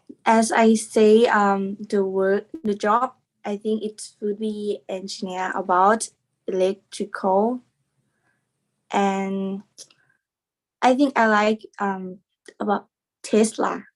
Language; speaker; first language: English; non-native, learner; Thai